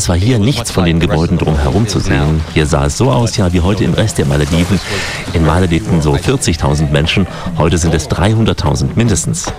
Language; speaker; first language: German; native; German